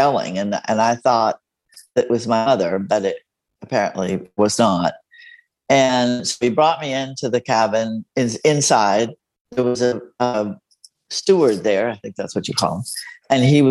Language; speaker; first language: English; non-native, fluent; Spanish